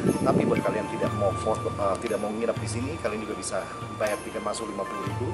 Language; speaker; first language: Indonesian; native; Indonesian